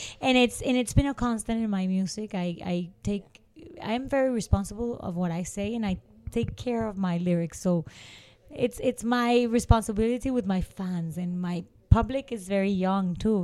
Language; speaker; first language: English; non-native, fluent; Spanish